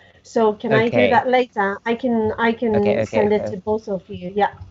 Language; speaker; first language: English; non-native, fluent; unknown